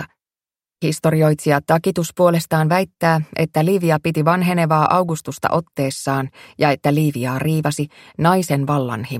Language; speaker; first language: Finnish; native; Finnish